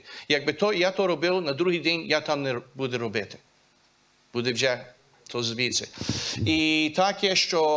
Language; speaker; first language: Ukrainian; early bilingual, heritage; Ukrainian